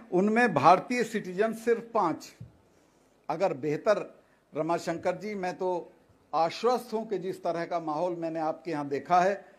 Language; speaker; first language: Hindi; native; Hindi